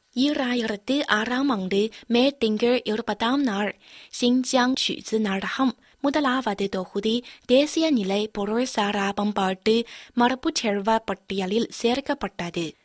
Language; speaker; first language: Tamil; non-native, fluent; Chinese